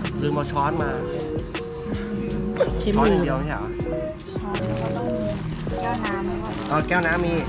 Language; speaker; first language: Thai; native; Thai